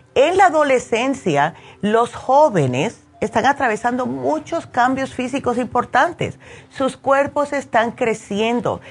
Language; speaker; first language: Spanish; early bilingual, heritage; Spanish